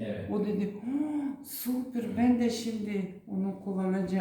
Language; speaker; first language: Turkish; non-native, learner; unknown